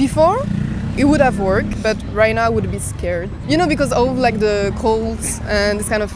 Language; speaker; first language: English; non-native, fluent; French